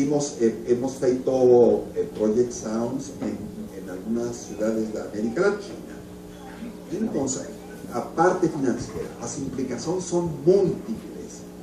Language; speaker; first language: Portuguese; non-native, learner; Spanish